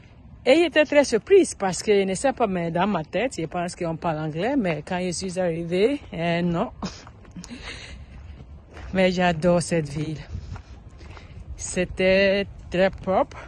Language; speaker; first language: French; non-native, learner; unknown